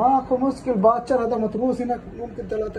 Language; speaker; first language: Arabic; non-native, learner; Urdu